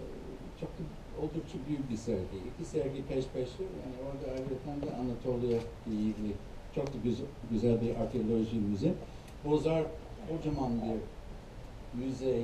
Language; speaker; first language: Turkish; non-native, fluent; English